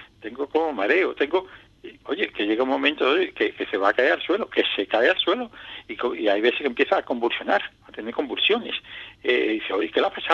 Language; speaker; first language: Spanish; native; Spanish